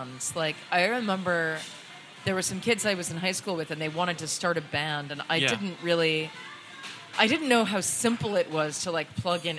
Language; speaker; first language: English; native; English